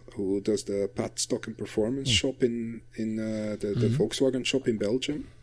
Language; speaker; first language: English; non-native, fluent; Dutch